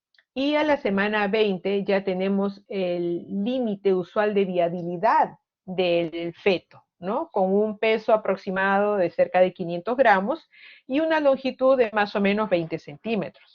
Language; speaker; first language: Spanish; native; Spanish